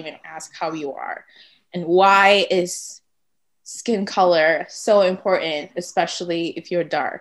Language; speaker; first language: English; non-native, local second language; Tamil